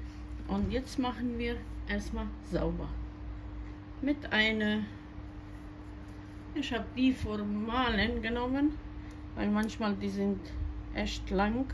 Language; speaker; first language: German; non-native, fluent; Croatian